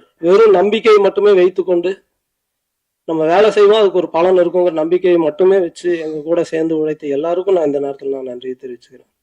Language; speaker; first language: Tamil; native; Tamil